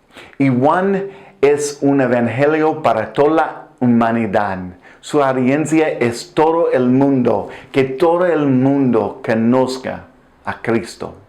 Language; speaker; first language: Spanish; non-native, fluent; English